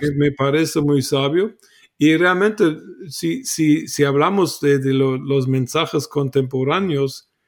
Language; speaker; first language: Spanish; non-native, fluent; German